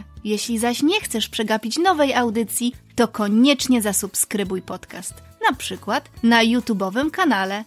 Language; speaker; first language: Polish; native; Polish